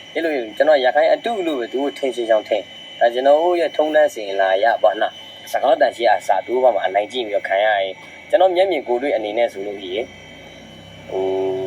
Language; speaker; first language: Burmese; native; Burmese